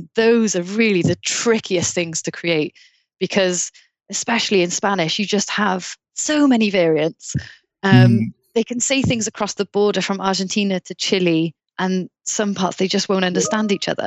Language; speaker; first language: English; native; English